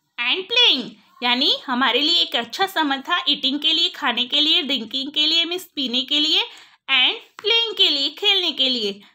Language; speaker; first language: Hindi; non-native, local second language; Gujarati